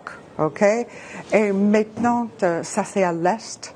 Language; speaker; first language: French; non-native, fluent; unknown